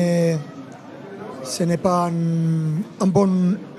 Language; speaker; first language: French; non-native, fluent; Spanish